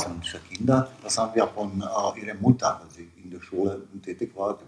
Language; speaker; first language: German; non-native, fluent; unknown